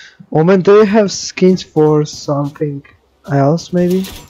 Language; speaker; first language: English; non-native, learner; Serbian